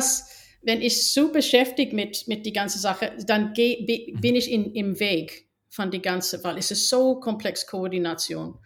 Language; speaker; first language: German; non-native, fluent; English